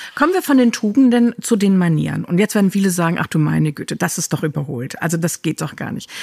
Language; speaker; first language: German; native; German